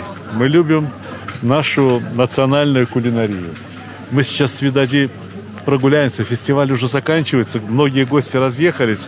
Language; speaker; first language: Russian; native; Russian